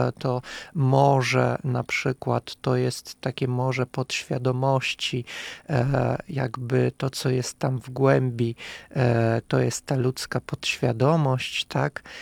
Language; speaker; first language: Polish; non-native, fluent; Russian